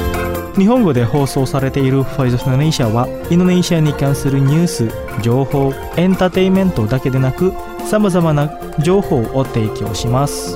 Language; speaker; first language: Japanese; non-native, fluent; Indonesian